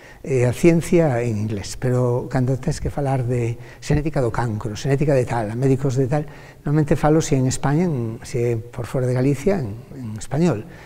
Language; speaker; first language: Galician; native; Galician